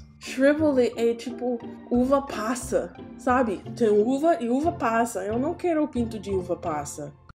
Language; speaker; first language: Portuguese; non-native, learner; English